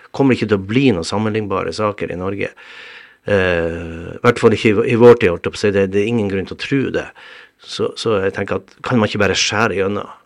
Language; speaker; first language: Norwegian; native; Norwegian